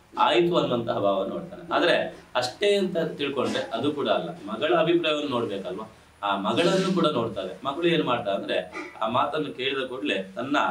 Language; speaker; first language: Kannada; non-native, local second language; Tulu